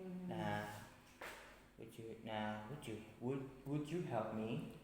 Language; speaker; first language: English; non-native, fluent; Indonesian